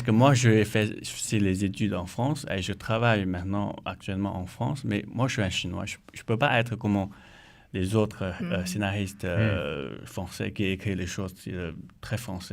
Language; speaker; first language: French; non-native, learner; Chinese